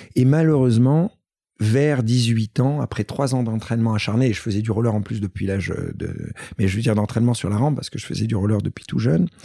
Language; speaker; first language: French; early bilingual, other home language; Greek